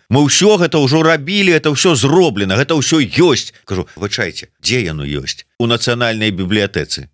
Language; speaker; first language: Belarusian; native; Belarusian